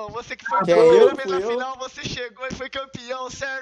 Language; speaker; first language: Portuguese; native; Portuguese